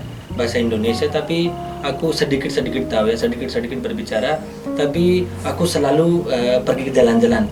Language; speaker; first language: Indonesian; non-native, learner; Hindi